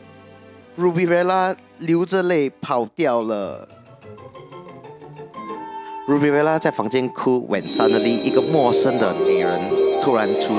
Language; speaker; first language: Chinese; native; Chinese